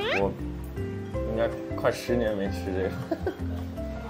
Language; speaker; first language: Chinese; early bilingual, other home language; English